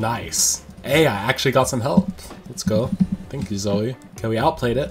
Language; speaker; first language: English; native; English